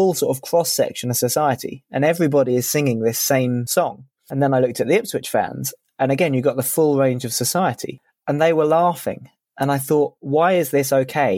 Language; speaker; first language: English; native; English